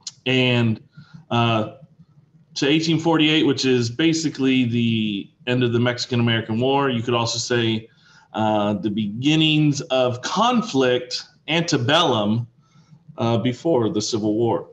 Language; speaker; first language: English; native; English